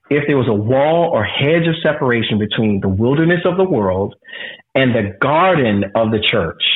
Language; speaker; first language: English; native; English